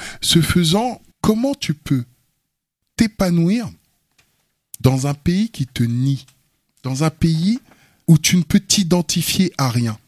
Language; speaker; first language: French; early bilingual, other home language; Wolof